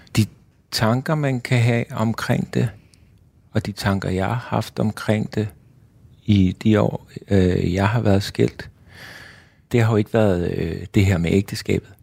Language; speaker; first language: Danish; native; Danish